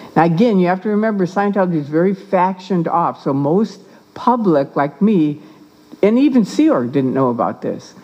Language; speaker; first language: English; native; English